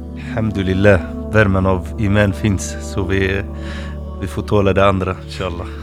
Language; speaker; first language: Swedish; non-native, fluent; Arabic